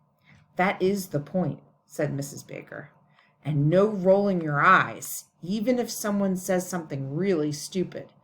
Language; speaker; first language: English; native; English